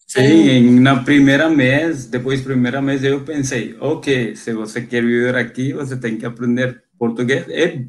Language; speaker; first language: Portuguese; non-native, local second language; Hindi